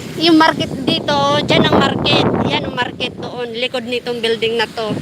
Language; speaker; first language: Filipino; non-native, local second language; Waray